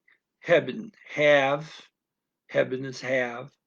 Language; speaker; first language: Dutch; non-native, learner; English